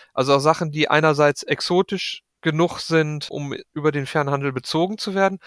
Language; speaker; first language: German; native; German